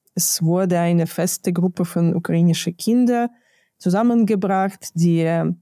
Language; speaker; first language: German; non-native, fluent; Ukrainian